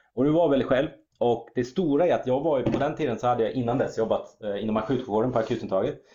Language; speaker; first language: Swedish; early bilingual, other home language; German